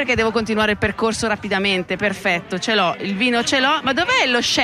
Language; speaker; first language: Italian; native; Italian